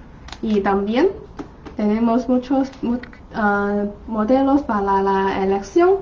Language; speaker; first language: Spanish; non-native, learner; Chinese